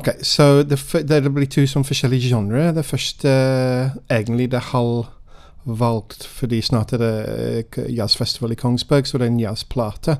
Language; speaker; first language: Norwegian; non-native, fluent; English